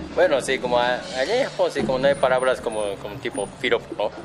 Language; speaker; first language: Spanish; non-native, fluent; Japanese